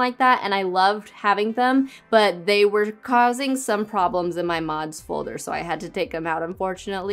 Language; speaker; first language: English; native; English